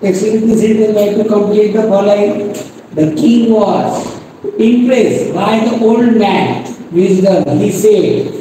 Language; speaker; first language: English; non-native, local second language; Marathi